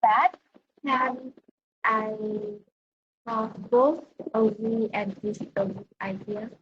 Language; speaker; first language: English; non-native, learner; Vietnamese